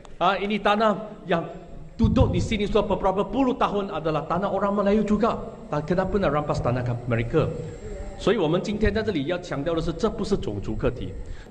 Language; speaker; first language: Malay; non-native, local second language; Chinese